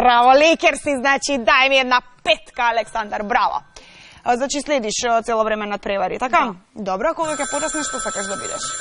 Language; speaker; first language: Macedonian; native; Macedonian